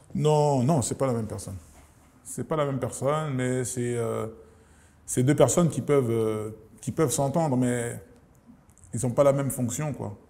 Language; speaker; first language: French; early bilingual, other home language; Lingala